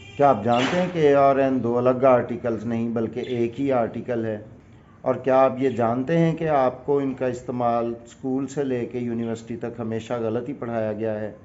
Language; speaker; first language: Urdu; non-native, local second language; Punjabi